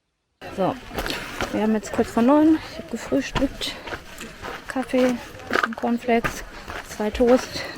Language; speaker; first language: German; native; German